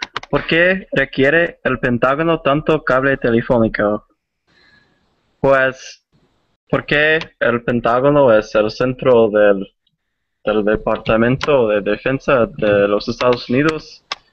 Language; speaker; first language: Spanish; non-native, fluent; English